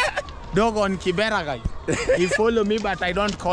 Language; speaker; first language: English; non-native, learner; Swahili